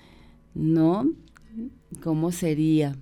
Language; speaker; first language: Spanish; native; Spanish